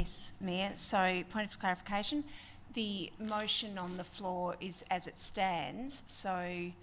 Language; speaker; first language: English; native; English